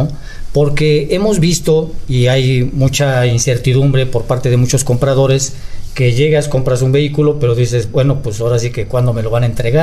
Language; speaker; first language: Spanish; native; Spanish